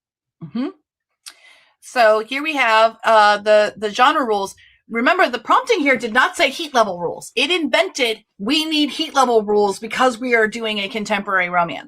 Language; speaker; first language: English; native; English